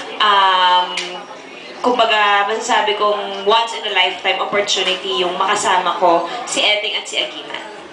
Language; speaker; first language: Filipino; native; Filipino